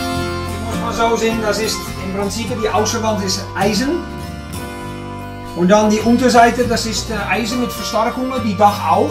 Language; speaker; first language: German; non-native, learner; Dutch